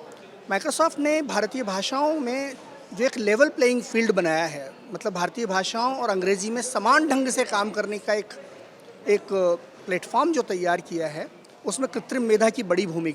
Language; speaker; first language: Hindi; native; Hindi